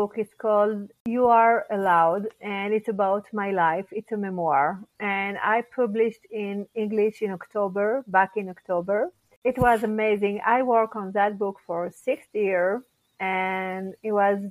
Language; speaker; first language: English; non-native, fluent; French